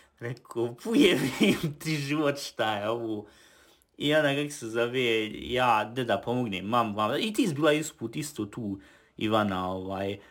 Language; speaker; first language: Bosnian; early bilingual, heritage; Bosnian